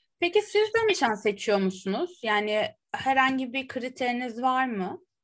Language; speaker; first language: Turkish; native; Turkish